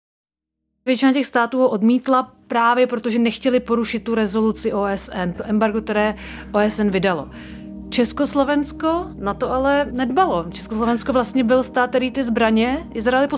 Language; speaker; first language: Czech; native; Czech